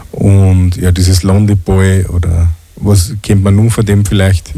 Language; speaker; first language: German; native; German